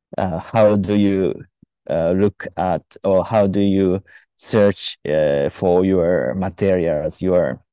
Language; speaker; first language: English; non-native, fluent; Japanese